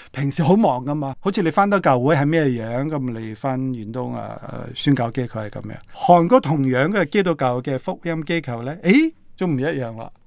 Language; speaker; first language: Cantonese; non-native, fluent; Korean